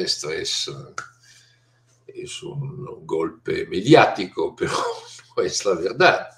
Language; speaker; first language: Spanish; non-native, fluent; Italian